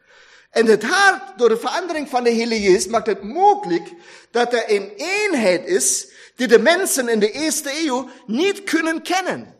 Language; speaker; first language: Dutch; non-native, fluent; German